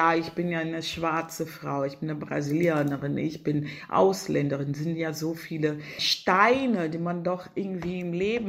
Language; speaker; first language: German; non-native, fluent; Portuguese